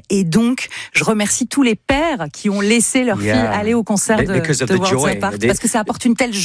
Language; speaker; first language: French; native; French